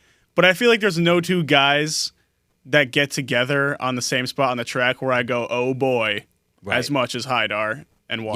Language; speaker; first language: English; native; English